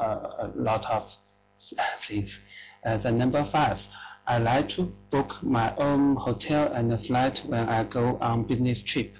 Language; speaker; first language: English; non-native, learner; Chinese